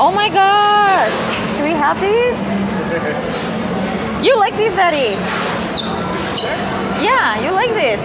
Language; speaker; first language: English; non-native, learner; Indonesian